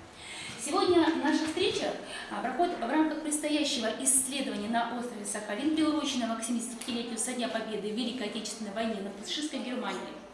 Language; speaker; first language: Russian; native; Russian